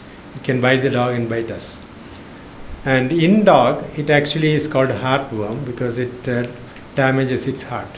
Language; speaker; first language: English; non-native, local second language; Malayalam